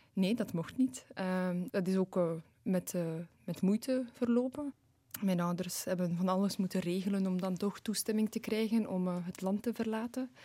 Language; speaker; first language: Dutch; early bilingual, other home language; Polish